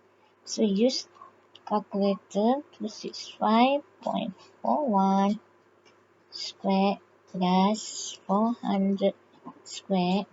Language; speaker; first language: English; non-native, local second language; Malay